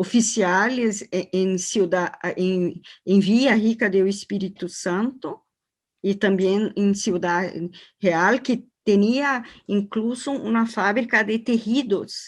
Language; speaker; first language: Spanish; non-native, learner; Portuguese